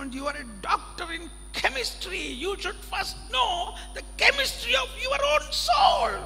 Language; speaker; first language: English; non-native, local second language; Malayalam